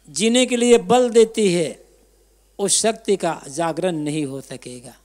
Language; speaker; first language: Hindi; native; Hindi